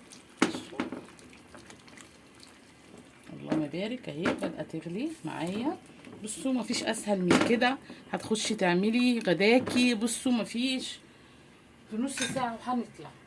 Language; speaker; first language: Arabic; native; Arabic